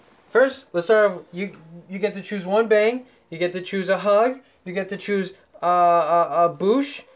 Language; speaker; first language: English; early bilingual, other home language; Spanish